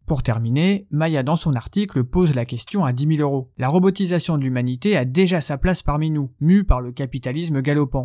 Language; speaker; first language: French; native; French